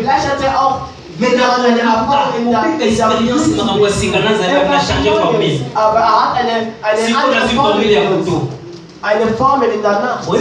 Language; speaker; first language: German; non-native, learner; French